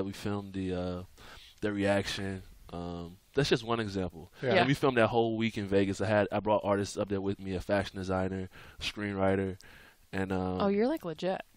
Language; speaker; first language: English; native; English